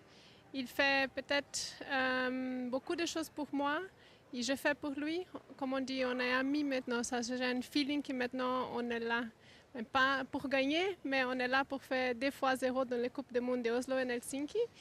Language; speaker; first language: French; non-native, learner; Portuguese